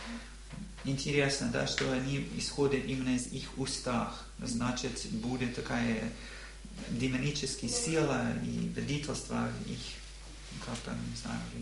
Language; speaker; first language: Russian; non-native, learner; English